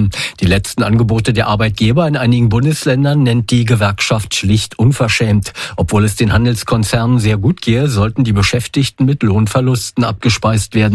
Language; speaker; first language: German; native; German